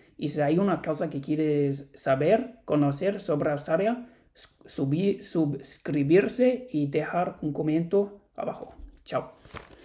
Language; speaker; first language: Spanish; non-native, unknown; English